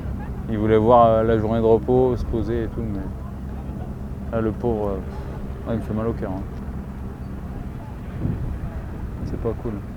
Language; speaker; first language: French; native; French